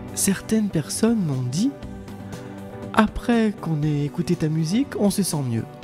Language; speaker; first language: French; native; French